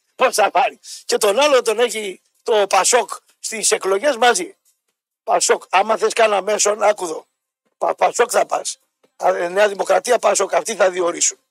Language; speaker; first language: Greek; native; Greek